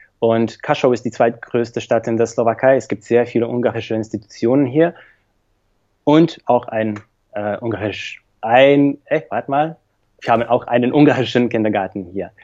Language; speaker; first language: German; non-native, fluent; Slovak